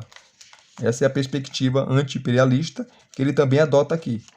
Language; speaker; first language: Portuguese; native; Portuguese